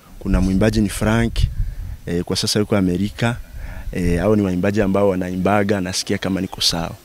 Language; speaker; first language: Swahili; non-native, local second language; Bembe